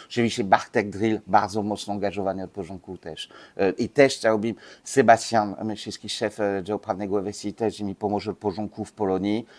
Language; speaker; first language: Polish; non-native, learner; French